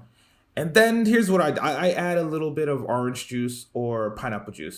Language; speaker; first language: English; native; English